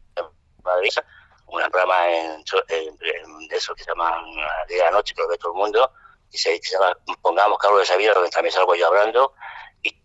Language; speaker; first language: Spanish; non-native, fluent; French